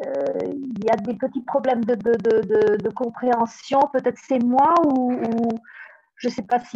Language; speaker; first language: French; non-native, fluent; Spanish